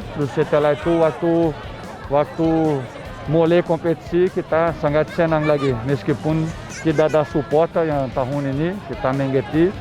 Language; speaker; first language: Indonesian; non-native, fluent; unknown